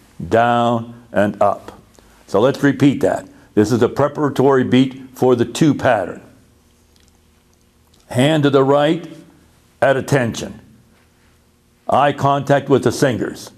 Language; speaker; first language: English; native; English